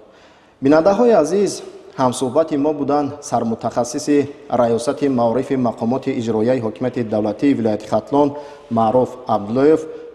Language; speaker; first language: Tajik; native; Tajik